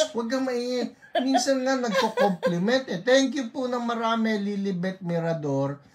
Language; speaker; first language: Filipino; native; Filipino